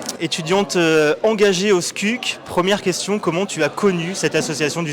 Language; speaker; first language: French; native; French